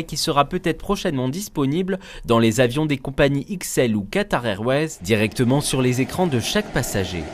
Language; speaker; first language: French; native; French